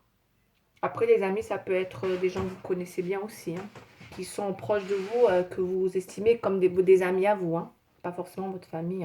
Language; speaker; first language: French; native; French